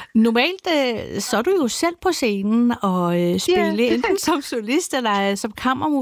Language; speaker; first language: Danish; native; Danish